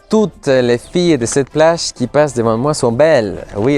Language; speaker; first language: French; non-native, fluent; Spanish